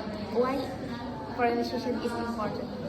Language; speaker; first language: English; non-native, learner; Indonesian